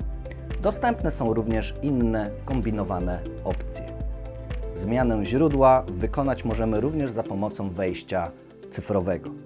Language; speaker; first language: Polish; native; Polish